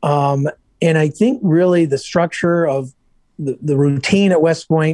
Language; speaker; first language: English; native; English